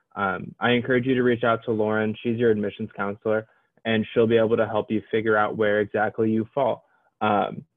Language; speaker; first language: English; native; English